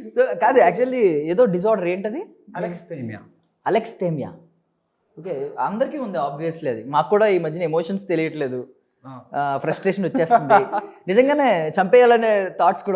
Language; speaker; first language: Telugu; native; Telugu